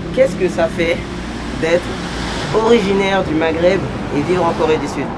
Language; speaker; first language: French; native; French